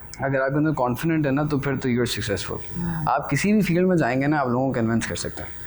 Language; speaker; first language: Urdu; native; Urdu